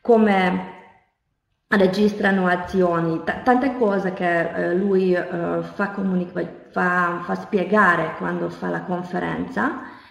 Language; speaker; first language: Italian; non-native, fluent; Hungarian